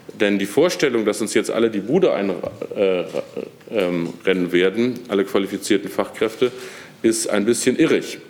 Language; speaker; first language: German; native; German